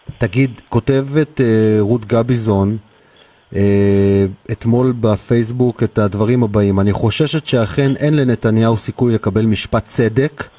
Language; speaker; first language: Hebrew; native; Hebrew